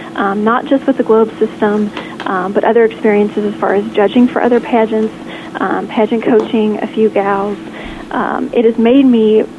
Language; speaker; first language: English; native; English